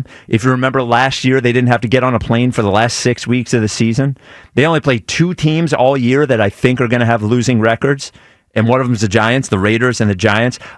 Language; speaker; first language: English; native; English